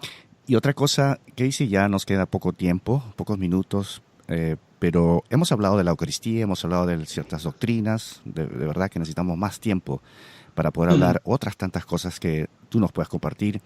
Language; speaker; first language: Spanish; native; Spanish